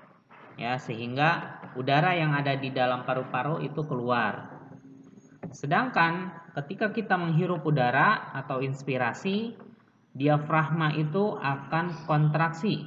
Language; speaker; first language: Indonesian; native; Indonesian